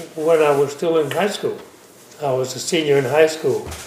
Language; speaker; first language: English; native; English